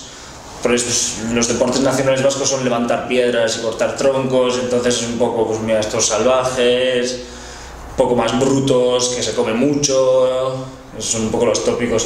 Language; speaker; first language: Spanish; non-native, local second language; Basque